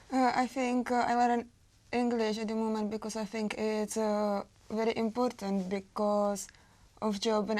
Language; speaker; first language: English; non-native, learner; Czech